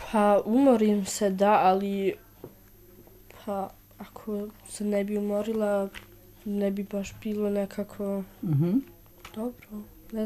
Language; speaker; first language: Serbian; early bilingual, heritage; Serbian